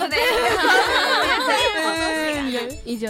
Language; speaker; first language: Japanese; native; Japanese